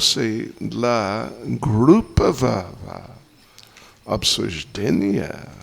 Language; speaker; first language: Russian; non-native, learner; English